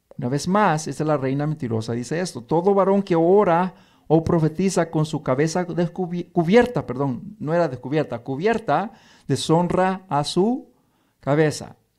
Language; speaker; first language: Spanish; early bilingual, heritage; Spanish